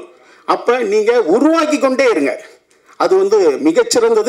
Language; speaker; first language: Tamil; native; Tamil